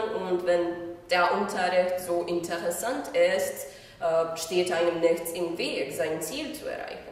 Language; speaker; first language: German; non-native, fluent; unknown